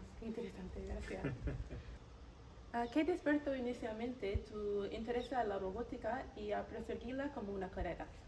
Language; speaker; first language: Spanish; non-native, learner; English